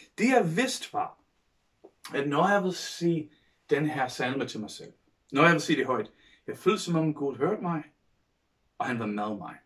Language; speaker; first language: Danish; non-native, fluent; English